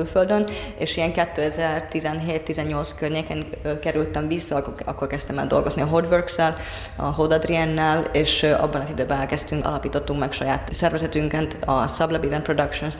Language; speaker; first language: Hungarian; non-native, fluent; Finnish